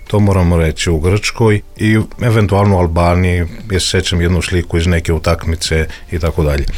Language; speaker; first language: Serbian; non-native, fluent; Greek